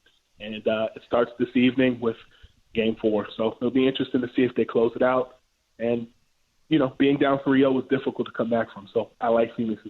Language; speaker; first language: English; native; English